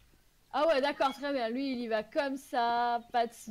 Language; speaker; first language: French; native; French